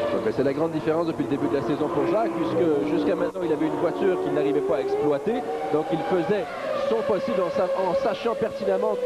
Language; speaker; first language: French; native; French